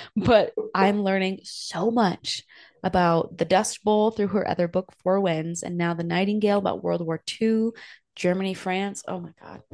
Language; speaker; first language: English; native; English